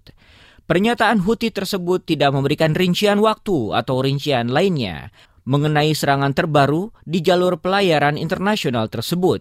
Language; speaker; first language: Indonesian; native; Indonesian